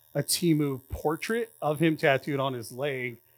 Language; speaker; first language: English; native; English